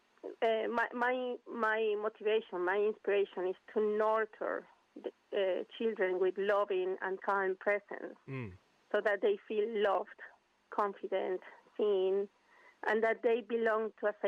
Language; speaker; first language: English; non-native, fluent; Spanish